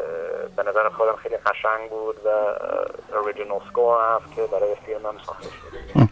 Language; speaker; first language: Persian; early bilingual, heritage; Persian